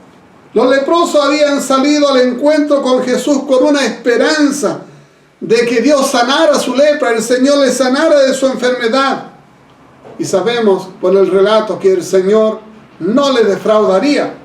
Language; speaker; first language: Spanish; native; Spanish